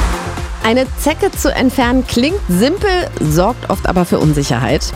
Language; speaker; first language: German; native; German